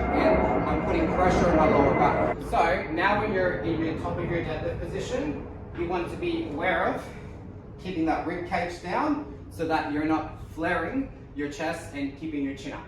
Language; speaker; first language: English; native; English